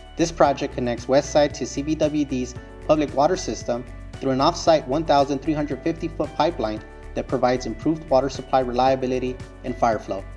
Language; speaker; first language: English; native; English